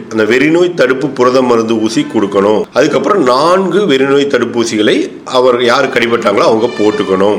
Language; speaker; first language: Tamil; native; Tamil